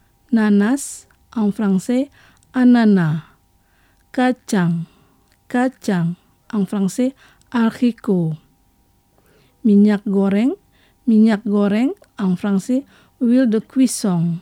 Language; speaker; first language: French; non-native, local second language; Indonesian